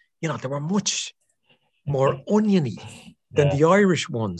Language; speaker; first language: English; native; English